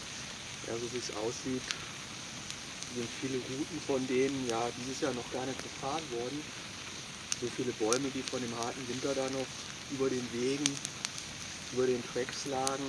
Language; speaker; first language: German; native; German